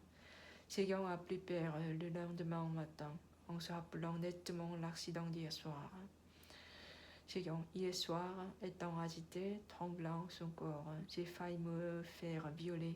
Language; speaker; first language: French; non-native, learner; Korean